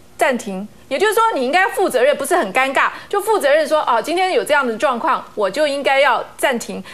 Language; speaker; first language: Chinese; native; Chinese